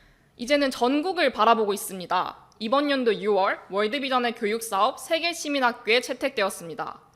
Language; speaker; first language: Korean; native; Korean